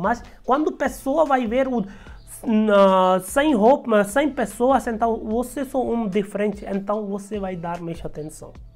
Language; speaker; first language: Portuguese; non-native, learner; Hindi